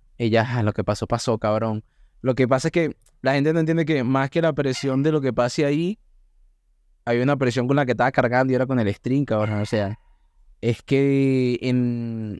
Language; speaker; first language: Spanish; native; Spanish